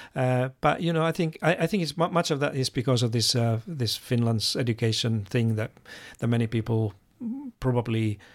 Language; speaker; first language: English; non-native, fluent; Finnish